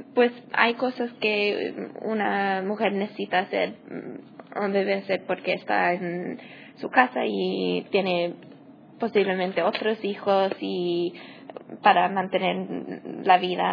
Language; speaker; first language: Spanish; non-native, learner; English